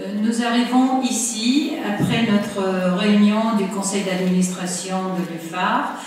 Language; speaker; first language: French; non-native, fluent; Armenian